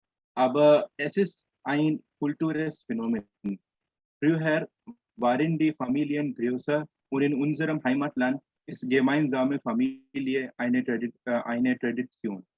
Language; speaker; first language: German; non-native, fluent; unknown